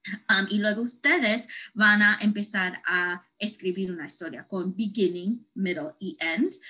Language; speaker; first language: Spanish; early bilingual, heritage; Spanish